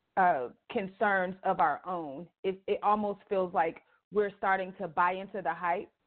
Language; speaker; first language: English; native; English